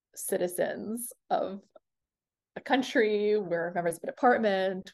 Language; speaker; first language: English; native; English